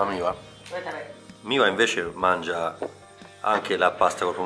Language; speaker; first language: Italian; native; Italian